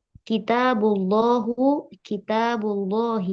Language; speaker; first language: Arabic; non-native, learner; Indonesian